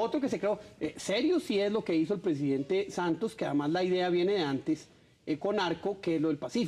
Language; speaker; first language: Spanish; native; Spanish